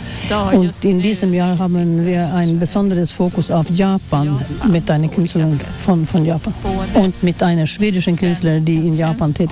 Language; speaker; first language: German; non-native, fluent; Swedish